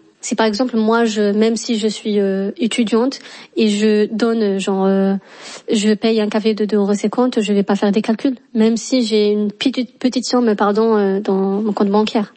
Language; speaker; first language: French; non-native, local second language; Arabic